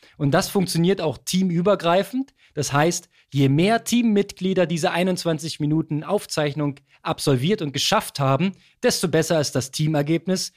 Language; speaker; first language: German; native; German